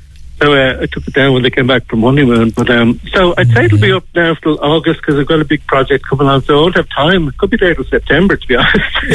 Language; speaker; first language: English; native; English